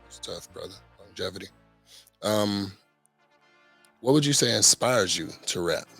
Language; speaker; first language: English; native; English